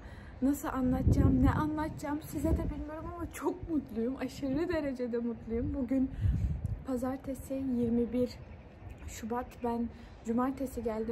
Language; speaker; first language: Turkish; early bilingual, heritage; Turkish